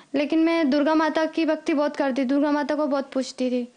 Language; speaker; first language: Hindi; native; Hindi